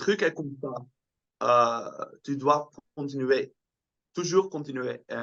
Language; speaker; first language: French; non-native, fluent; Dutch